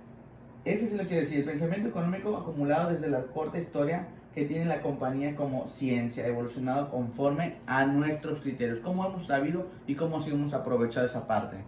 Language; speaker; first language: Spanish; native; Spanish